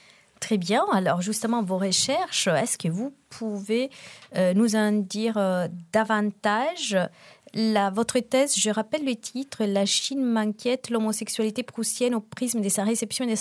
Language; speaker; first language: French; non-native, fluent; Italian